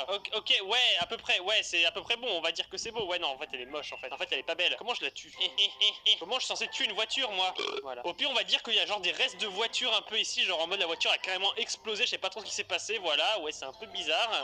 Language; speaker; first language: French; native; French